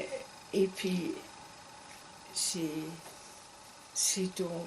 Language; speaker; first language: French; non-native, learner; German